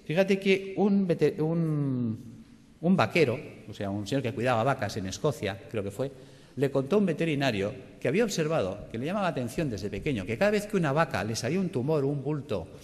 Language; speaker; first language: Spanish; native; Spanish